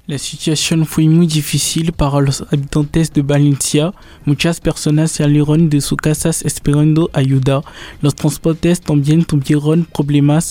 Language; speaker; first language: Spanish; non-native, learner; French